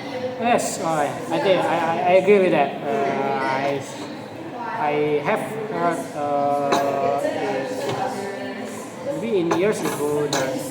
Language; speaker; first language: English; non-native, learner; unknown